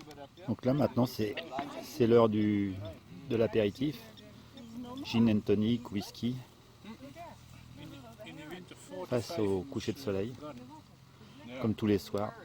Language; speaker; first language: French; native; French